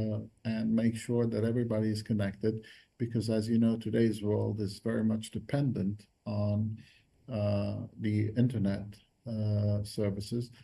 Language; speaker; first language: English; non-native, fluent; Arabic